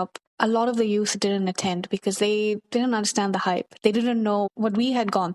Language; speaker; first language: English; early bilingual, other home language; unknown